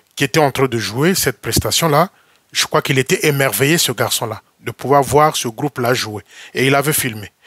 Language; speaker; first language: French; non-native, local second language; Lingala